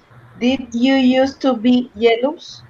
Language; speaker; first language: English; non-native, learner; Spanish